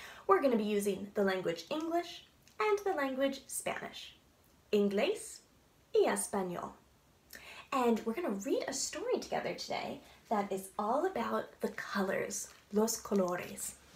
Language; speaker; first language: English; native; English